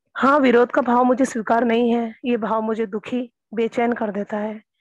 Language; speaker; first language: Hindi; native; Hindi